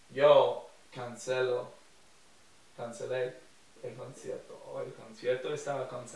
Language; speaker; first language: Spanish; non-native, fluent; English